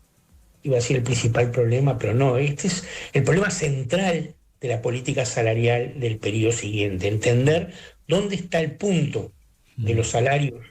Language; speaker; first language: Spanish; native; Spanish